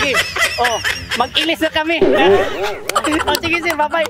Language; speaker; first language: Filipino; non-native, local second language; Cebuano